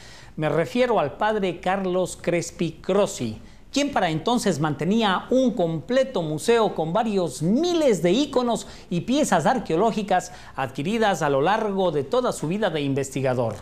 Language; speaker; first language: Spanish; native; Spanish